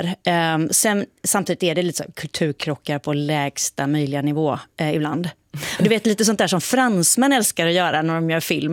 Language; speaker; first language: Swedish; native; Swedish